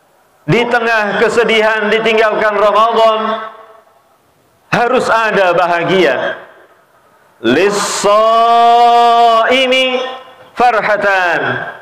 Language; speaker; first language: Indonesian; native; Indonesian